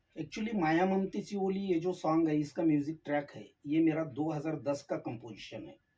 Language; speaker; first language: Hindi; non-native, local second language; Marathi